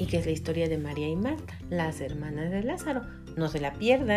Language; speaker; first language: Spanish; native; Spanish